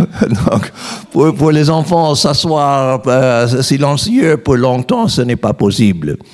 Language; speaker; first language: French; non-native, learner; English